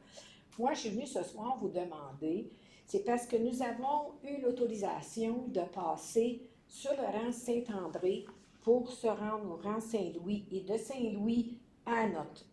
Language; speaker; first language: French; native; French